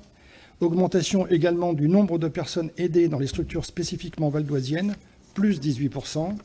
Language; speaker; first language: French; native; French